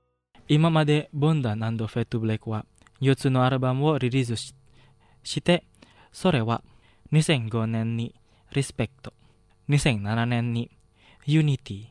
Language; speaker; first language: Japanese; non-native, fluent; Indonesian